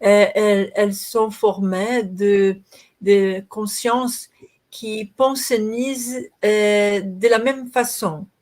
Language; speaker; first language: French; non-native, learner; Portuguese